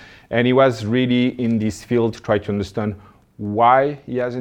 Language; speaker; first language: English; non-native, learner; French